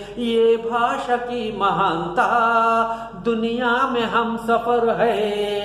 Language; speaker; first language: Hindi; non-native, local second language; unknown